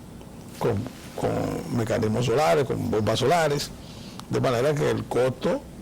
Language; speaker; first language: Spanish; native; Spanish